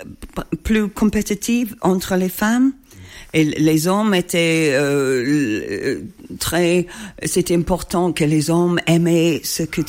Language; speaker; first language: French; non-native, learner; English